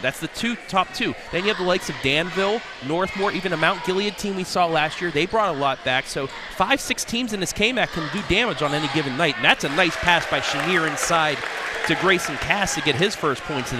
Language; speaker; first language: English; native; English